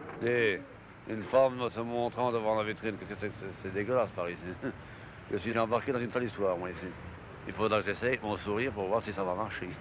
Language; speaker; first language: French; native; French